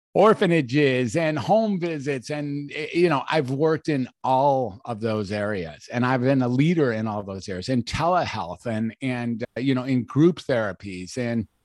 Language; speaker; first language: English; native; English